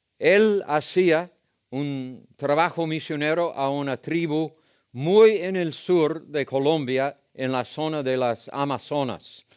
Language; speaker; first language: Spanish; non-native, fluent; English